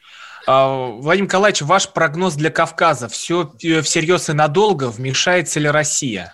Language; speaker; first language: Russian; native; Russian